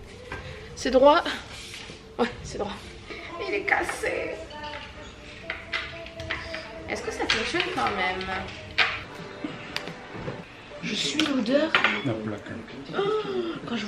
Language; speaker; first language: French; native; French